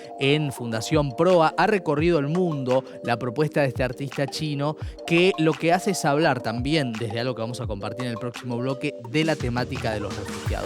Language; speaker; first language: Spanish; native; Spanish